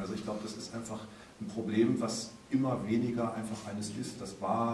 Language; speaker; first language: German; native; German